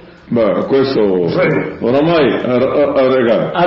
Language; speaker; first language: Italian; early bilingual, heritage; Italian